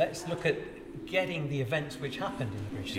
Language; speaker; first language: English; native; English